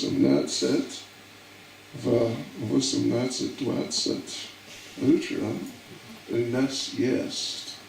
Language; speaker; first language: Russian; non-native, learner; English